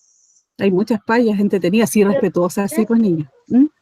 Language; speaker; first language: Spanish; native; Spanish